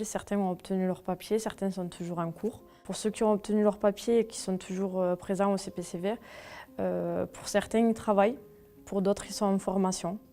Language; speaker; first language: French; native; French